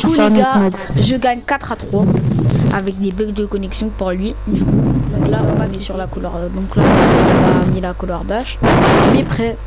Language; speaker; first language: French; native; French